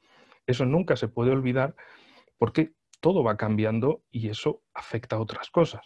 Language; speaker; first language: Spanish; native; Spanish